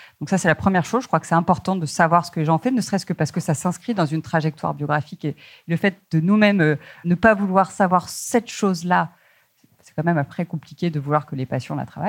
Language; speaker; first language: French; native; French